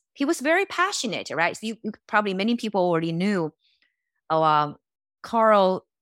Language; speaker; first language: English; non-native, fluent; Chinese